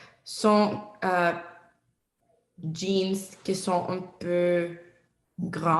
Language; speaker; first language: French; non-native, learner; Spanish